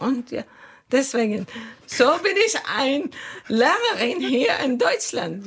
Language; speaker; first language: German; non-native, learner; Arabic